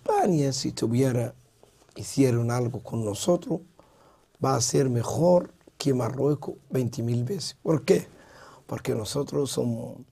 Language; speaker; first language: Spanish; non-native, local second language; Arabic